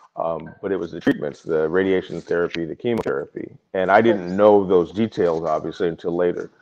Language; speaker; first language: English; native; English